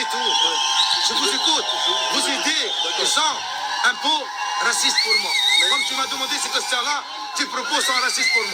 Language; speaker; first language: French; non-native, local second language; Arabic